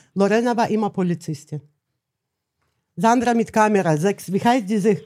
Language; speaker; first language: German; non-native, learner; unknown